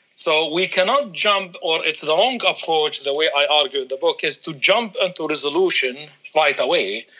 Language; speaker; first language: English; non-native, fluent; Arabic